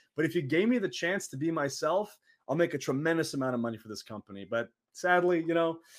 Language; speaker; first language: English; early bilingual, other home language; Arabic